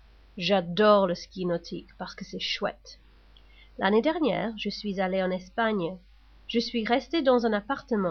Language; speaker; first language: French; non-native, learner; English